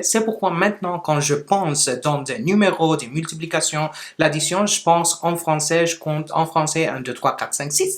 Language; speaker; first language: French; non-native, local second language; Spanish